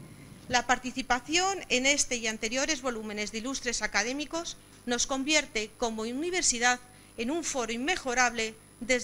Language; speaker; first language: Spanish; native; Spanish